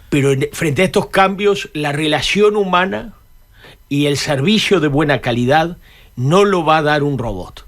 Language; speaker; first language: Spanish; native; Spanish